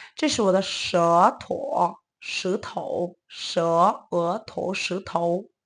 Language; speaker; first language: Chinese; non-native, learner; Azerbaijani